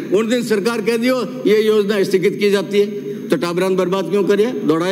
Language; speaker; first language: Hindi; native; Hindi